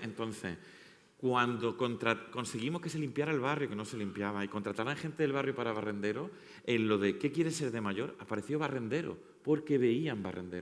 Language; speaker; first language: Spanish; native; Spanish